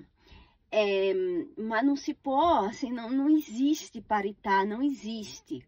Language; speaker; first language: Italian; non-native, fluent; Portuguese